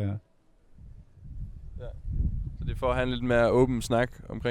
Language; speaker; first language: Danish; native; Danish